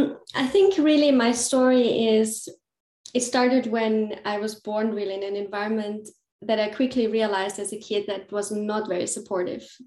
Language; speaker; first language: English; non-native, fluent; German